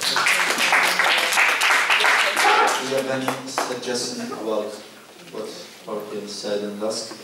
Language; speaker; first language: English; non-native, learner; Italian